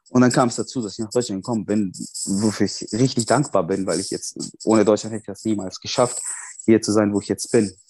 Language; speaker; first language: German; non-native, fluent; Arabic